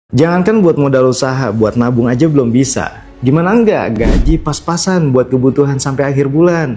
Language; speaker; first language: Indonesian; native; Indonesian